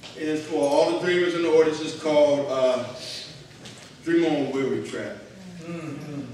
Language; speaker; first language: English; native; English